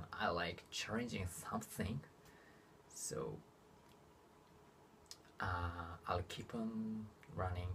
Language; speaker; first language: English; non-native, learner; Japanese